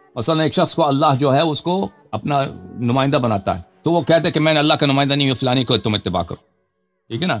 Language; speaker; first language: Urdu; non-native, fluent; Persian